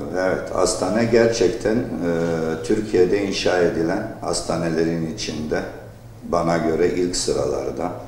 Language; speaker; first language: Turkish; early bilingual, heritage; Turkish